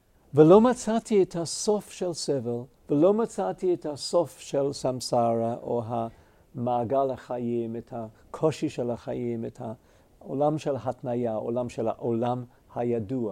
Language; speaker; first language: Hebrew; non-native, fluent; English